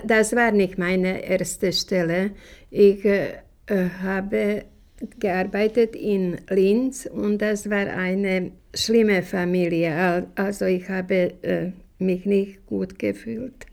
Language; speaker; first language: German; non-native, fluent; Slovak